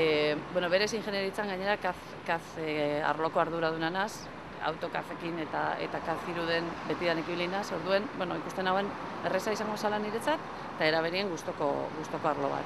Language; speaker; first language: Basque; native; Basque